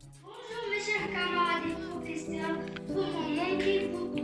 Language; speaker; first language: French; non-native, fluent; Arabic